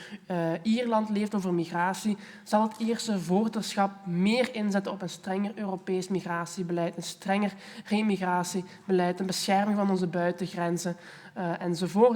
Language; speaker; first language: Dutch; native; Dutch